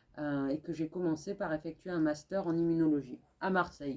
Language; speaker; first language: French; native; French